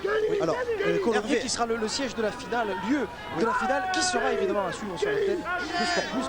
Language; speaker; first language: French; native; French